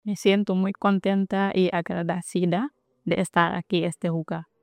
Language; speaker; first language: Spanish; non-native, learner; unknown